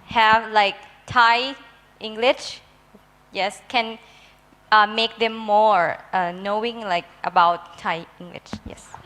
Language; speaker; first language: English; non-native, learner; Thai